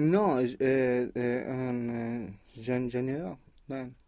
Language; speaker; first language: French; non-native, learner; Spanish